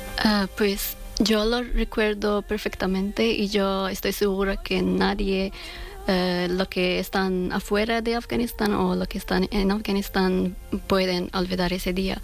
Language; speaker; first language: Spanish; non-native, learner; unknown